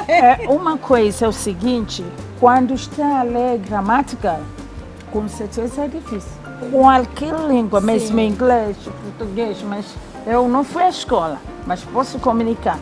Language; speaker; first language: Portuguese; non-native, fluent; Swahili